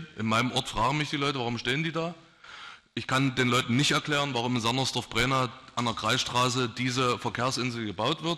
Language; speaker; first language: German; native; German